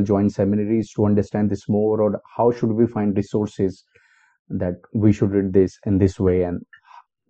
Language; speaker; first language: English; non-native, local second language; Hindi